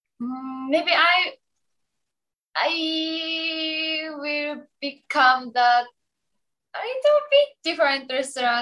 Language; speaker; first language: English; non-native, learner; Japanese